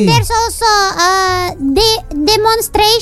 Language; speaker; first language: English; non-native, learner; Indonesian